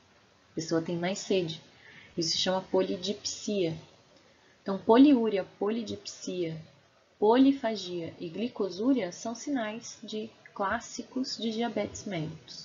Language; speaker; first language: Portuguese; native; Portuguese